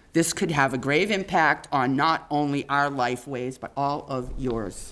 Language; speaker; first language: English; native; English